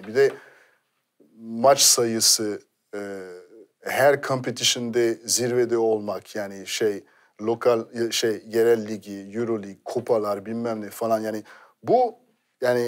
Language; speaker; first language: Turkish; non-native, fluent; French